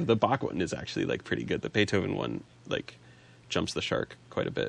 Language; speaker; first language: English; native; English